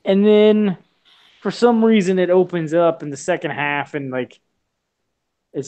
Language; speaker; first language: English; native; English